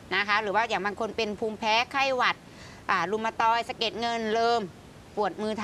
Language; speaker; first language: Thai; native; Thai